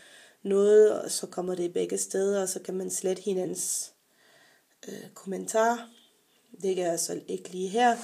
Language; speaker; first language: Danish; non-native, fluent; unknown